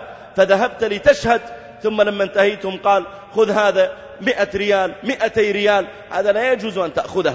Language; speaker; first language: Arabic; native; Arabic